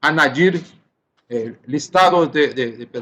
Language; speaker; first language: Spanish; non-native, learner; Portuguese